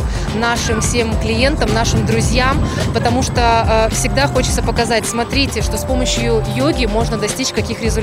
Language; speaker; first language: Russian; native; Russian